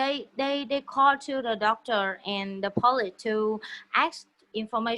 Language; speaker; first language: English; non-native, learner; Vietnamese